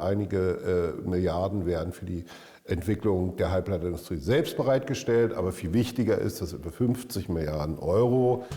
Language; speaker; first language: German; native; German